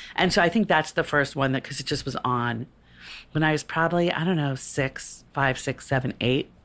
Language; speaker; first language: English; native; English